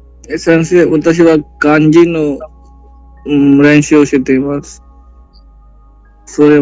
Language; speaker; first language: Japanese; non-native, learner; Hindi